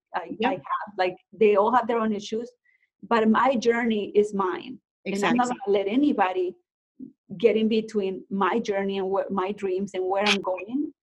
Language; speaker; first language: English; non-native, fluent; Spanish